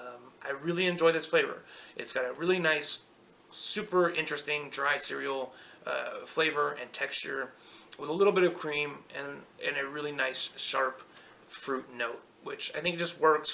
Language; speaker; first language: English; native; English